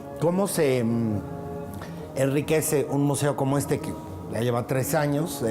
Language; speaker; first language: Spanish; native; Spanish